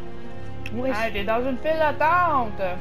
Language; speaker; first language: French; native; French